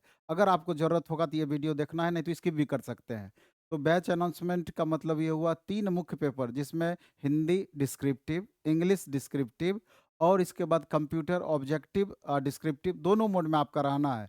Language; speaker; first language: Hindi; native; Hindi